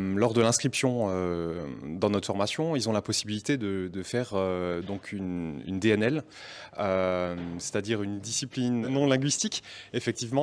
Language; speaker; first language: French; native; French